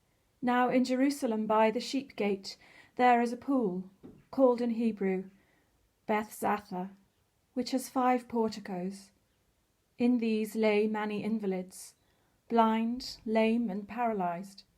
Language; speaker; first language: English; native; English